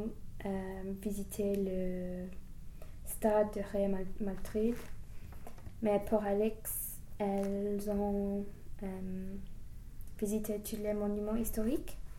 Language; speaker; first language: French; non-native, learner; English